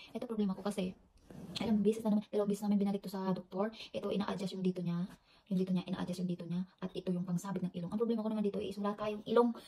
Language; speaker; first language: Filipino; native; Filipino